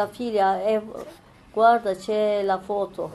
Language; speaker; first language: Italian; non-native, fluent; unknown